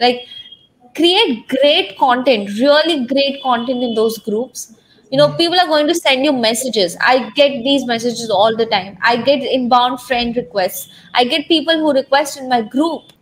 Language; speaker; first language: English; non-native, local second language; Hindi